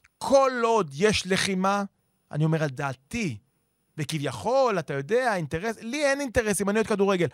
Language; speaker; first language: Hebrew; native; Hebrew